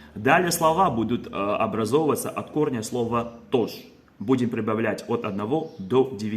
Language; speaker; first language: Russian; non-native, local second language; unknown